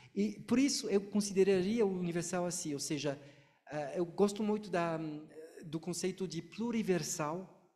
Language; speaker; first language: Portuguese; non-native, fluent; French